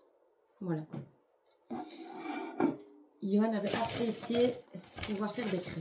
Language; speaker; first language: French; native; French